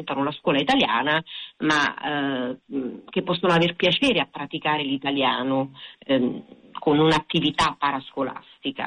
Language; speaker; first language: Italian; native; Italian